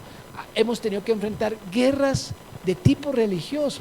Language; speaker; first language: Spanish; native; Spanish